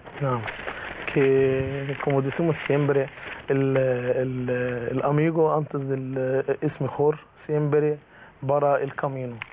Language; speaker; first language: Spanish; non-native, fluent; Arabic